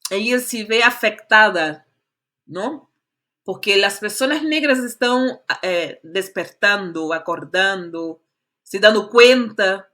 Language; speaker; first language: Spanish; non-native, fluent; Portuguese